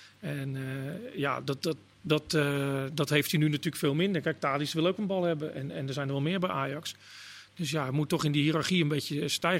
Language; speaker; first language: Dutch; native; Dutch